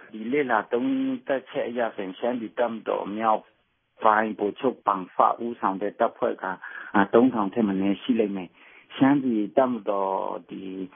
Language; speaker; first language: Burmese; non-native, local second language; Shan